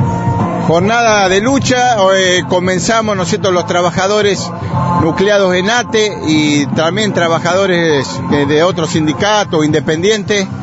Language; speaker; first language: Spanish; native; Spanish